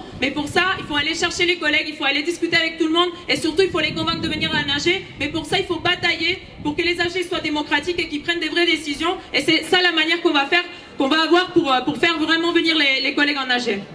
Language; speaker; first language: French; native; French